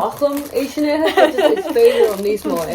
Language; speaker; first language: Irish; non-native, learner; English